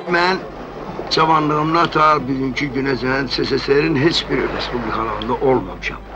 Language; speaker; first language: Azerbaijani; native; Azerbaijani